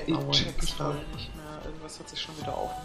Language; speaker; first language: German; native; German